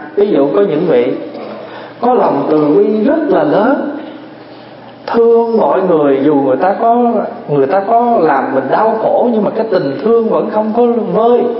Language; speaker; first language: Vietnamese; native; Vietnamese